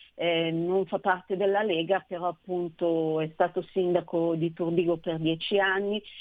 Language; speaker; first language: Italian; native; Italian